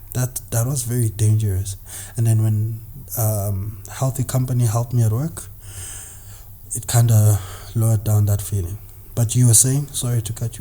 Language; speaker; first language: English; non-native, local second language; Zulu